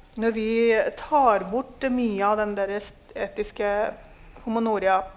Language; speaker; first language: Norwegian; early bilingual, other home language; Urdu